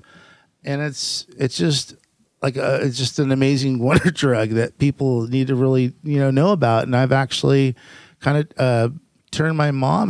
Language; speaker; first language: English; native; English